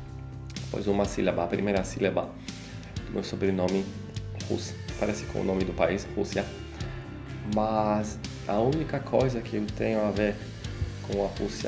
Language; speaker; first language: Portuguese; non-native, fluent; Polish